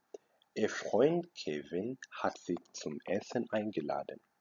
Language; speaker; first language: German; non-native, local second language; Amharic